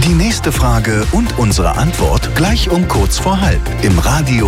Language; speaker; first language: German; native; German